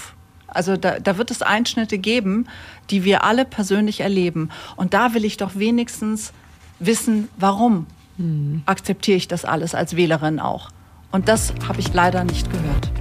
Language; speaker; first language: German; native; German